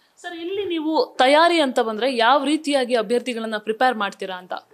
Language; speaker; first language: Kannada; native; Kannada